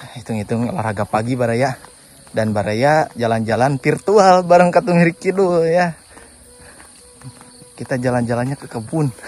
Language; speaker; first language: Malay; non-native, local second language; Sundanese